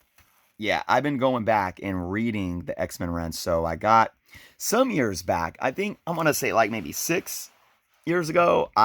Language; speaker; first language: English; native; English